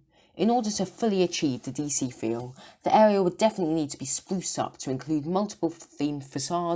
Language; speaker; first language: English; native; English